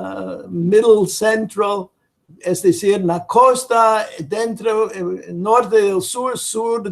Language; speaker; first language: Spanish; non-native, fluent; English